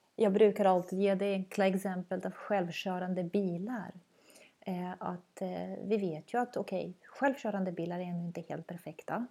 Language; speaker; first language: Swedish; non-native, fluent; Croatian